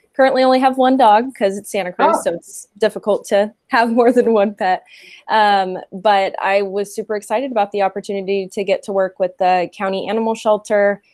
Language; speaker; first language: English; native; English